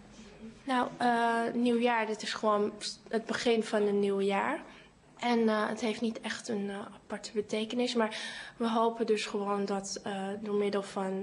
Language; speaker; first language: Dutch; early bilingual, other home language; Cantonese